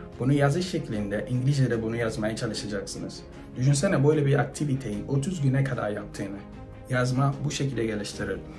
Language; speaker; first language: Turkish; non-native, fluent; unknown